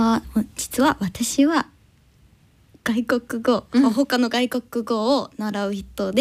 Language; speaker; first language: Japanese; non-native, learner; English